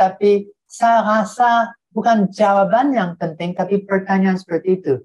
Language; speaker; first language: Indonesian; non-native, fluent; English